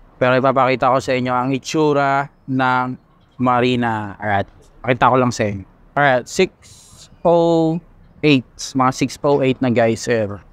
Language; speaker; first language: Filipino; non-native, local second language; Hiligaynon